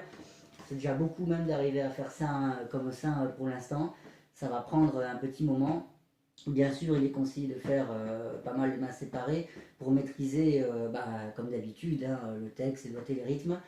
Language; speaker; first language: French; native; French